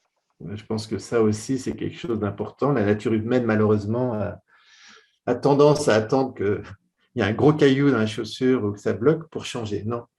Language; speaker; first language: French; native; French